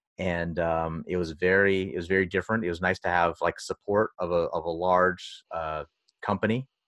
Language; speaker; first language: English; early bilingual, other home language; Filipino